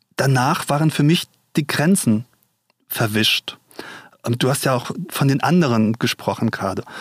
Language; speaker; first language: German; native; German